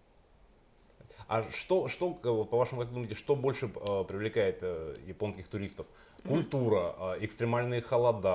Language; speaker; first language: Russian; native; Russian